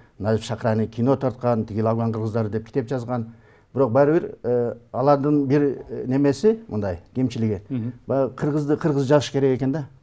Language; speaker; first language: Kyrgyz; native; Kyrgyz